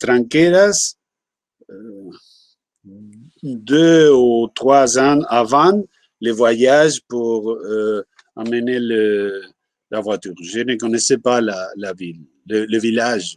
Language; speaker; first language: French; non-native, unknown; Spanish